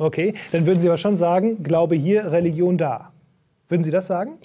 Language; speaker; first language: German; native; German